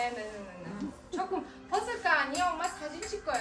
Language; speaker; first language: Korean; non-native, learner; Kazakh